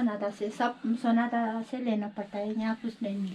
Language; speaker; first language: Hindi; non-native, local second language; Nepali